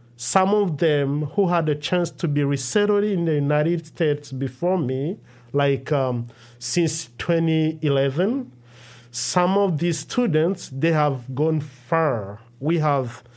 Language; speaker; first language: English; non-native, local second language; Kinyarwanda